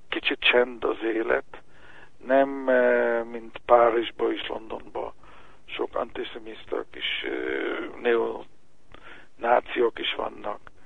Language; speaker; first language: Hungarian; early bilingual, heritage; Hebrew